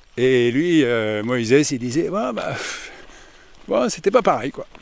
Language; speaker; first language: French; native; French